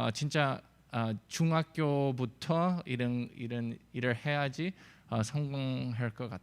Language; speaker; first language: Korean; early bilingual, heritage; English